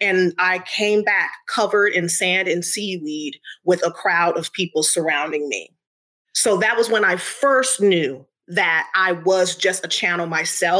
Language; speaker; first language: English; native; English